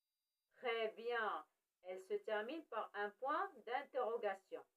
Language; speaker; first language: French; non-native, local second language; Arabic